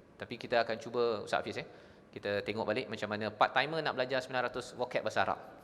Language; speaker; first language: Malay; native; Malay